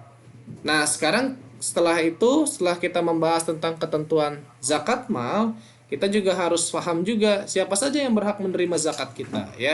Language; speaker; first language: Indonesian; native; Indonesian